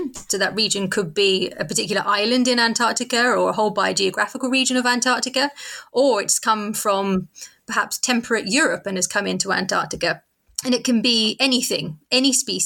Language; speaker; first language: English; native; English